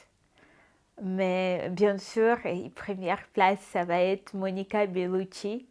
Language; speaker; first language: French; non-native, fluent; Russian